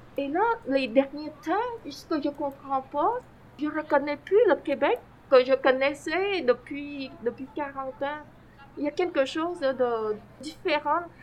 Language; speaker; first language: French; non-native, fluent; Vietnamese